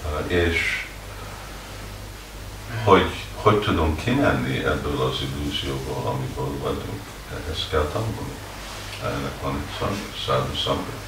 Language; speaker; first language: Hungarian; early bilingual, heritage; Hungarian